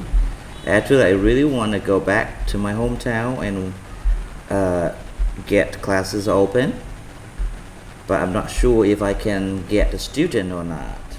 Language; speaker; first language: English; non-native, fluent; Vietnamese